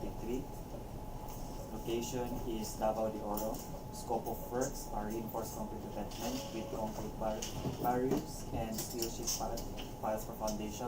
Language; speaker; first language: English; non-native, local second language; Cebuano